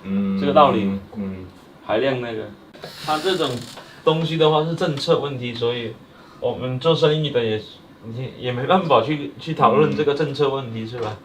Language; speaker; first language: Chinese; native; Chinese